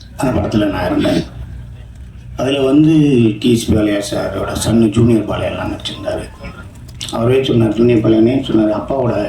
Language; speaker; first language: Tamil; native; Tamil